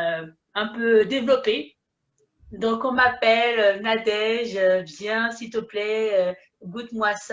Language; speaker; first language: French; early bilingual, other home language; Haitian Creole